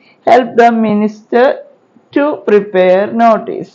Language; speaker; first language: English; non-native, local second language; Malayalam